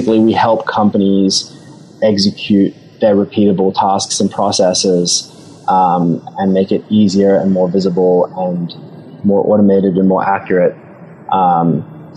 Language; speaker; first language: English; native; English